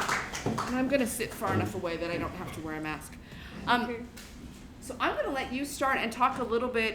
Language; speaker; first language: English; native; English